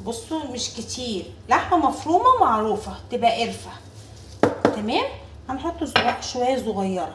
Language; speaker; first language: Arabic; native; Arabic